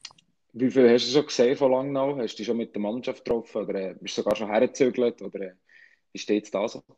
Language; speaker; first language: German; native; German